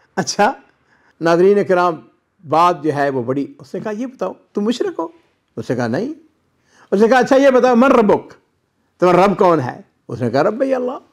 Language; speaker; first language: Urdu; non-native, local second language; Punjabi